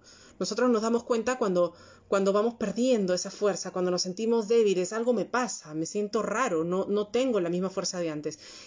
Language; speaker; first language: Spanish; native; Spanish